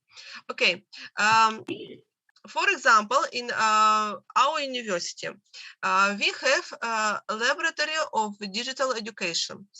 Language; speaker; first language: English; non-native, learner; Russian